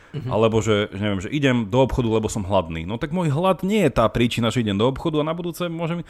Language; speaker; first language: Slovak; native; Slovak